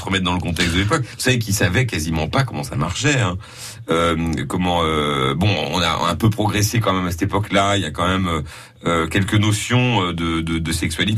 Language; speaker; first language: French; native; French